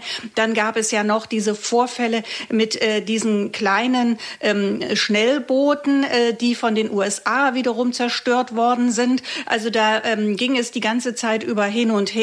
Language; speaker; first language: German; native; German